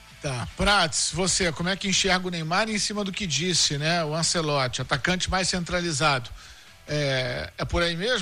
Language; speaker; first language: Portuguese; native; Portuguese